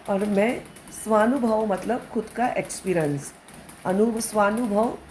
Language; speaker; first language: Hindi; non-native, local second language; Marathi